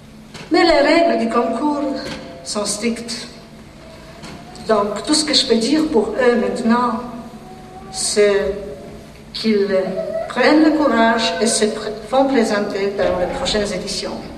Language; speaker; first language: French; non-native, fluent; Polish